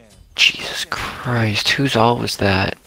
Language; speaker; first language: English; native; English